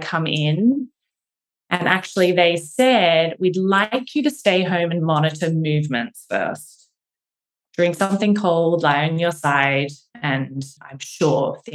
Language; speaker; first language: English; native; English